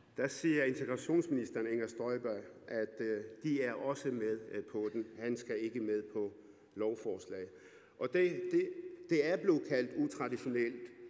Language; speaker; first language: Danish; early bilingual, other home language; Arabic